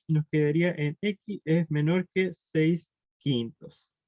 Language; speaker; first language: Spanish; native; Spanish